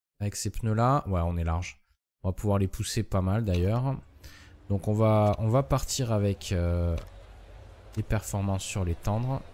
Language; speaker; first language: French; native; French